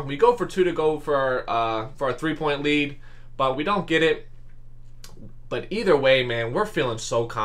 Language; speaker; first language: English; native; English